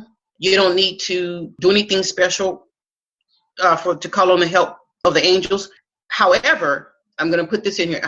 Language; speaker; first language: English; native; English